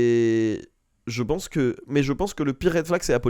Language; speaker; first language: French; native; French